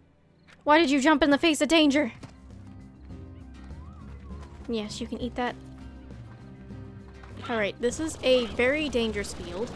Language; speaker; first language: English; native; English